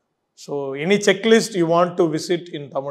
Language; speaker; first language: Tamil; native; Tamil